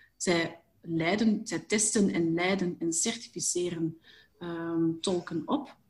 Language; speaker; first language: Dutch; native; Dutch